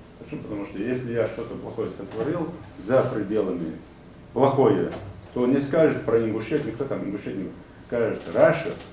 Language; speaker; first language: Russian; non-native, local second language; Ingush